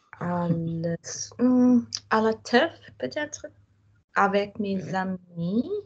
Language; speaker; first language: French; non-native, fluent; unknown